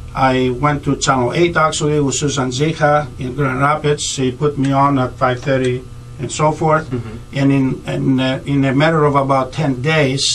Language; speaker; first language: English; non-native, fluent; Greek